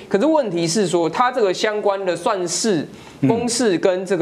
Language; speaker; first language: Chinese; native; Chinese